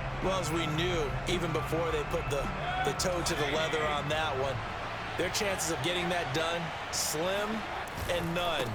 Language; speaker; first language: English; native; English